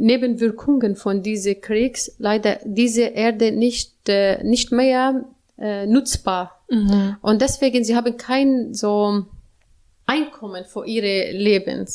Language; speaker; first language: German; non-native, learner; Arabic